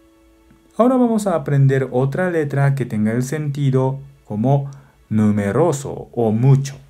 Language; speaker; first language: Spanish; non-native, fluent; Japanese